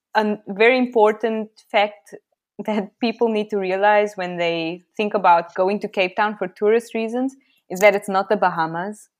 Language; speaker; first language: English; native; English